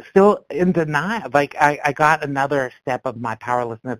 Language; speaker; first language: English; native; English